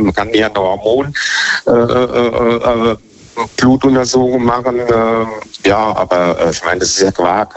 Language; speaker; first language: German; native; German